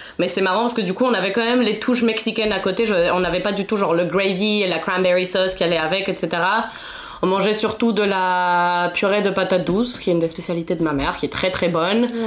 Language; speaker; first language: French; non-native, fluent; Spanish